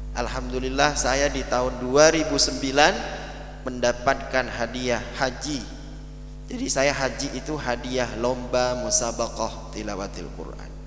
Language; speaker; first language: Indonesian; non-native, local second language; Madurese